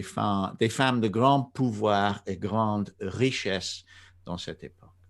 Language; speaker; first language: French; non-native, fluent; English